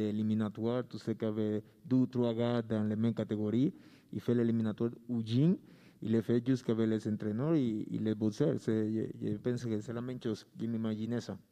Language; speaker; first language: French; non-native, learner; Spanish